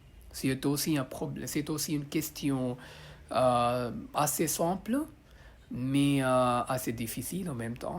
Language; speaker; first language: French; non-native, learner; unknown